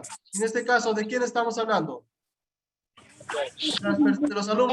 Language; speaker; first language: Spanish; native; Spanish